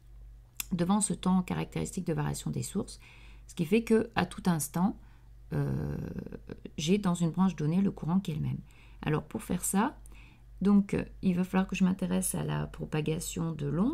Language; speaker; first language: French; native; French